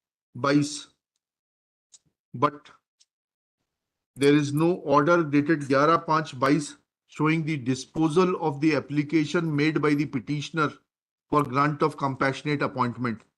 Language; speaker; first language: English; non-native, local second language; Hindi